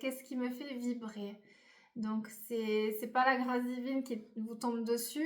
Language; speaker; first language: French; native; French